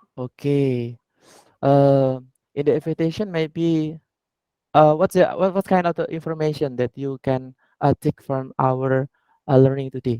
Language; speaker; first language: English; non-native, learner; Indonesian